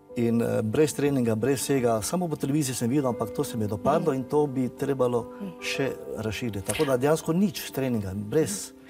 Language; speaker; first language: Slovenian; early bilingual, other home language; Serbian